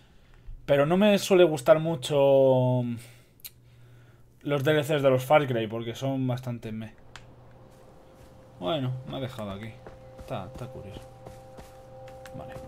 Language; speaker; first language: Spanish; native; Spanish